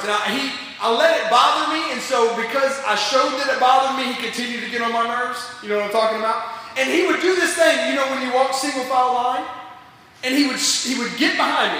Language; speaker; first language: English; native; English